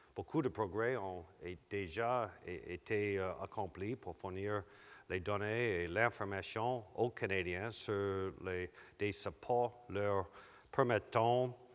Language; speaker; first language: French; non-native, local second language; English